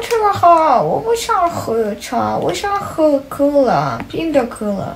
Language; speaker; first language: Chinese; non-native, learner; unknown